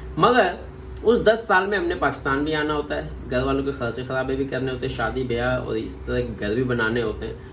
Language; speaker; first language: Urdu; non-native, local second language; Punjabi